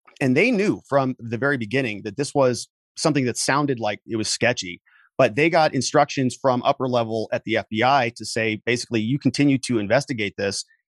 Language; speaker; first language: English; native; English